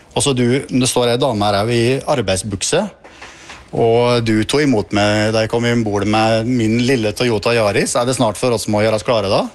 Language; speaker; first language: Norwegian; native; Norwegian